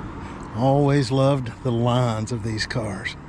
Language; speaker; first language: English; native; English